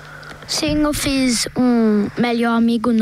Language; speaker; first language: Portuguese; early bilingual, heritage; Portuguese